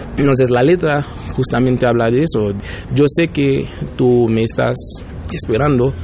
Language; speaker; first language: Spanish; non-native, fluent; Haitian Creole